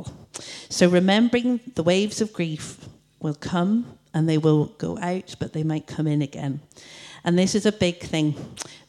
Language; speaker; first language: English; native; English